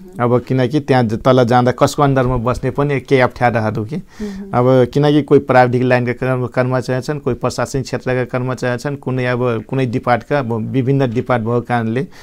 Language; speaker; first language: Nepali; non-native, local second language; Rana Tharu